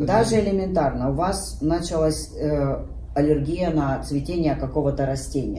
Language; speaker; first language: Russian; native; Russian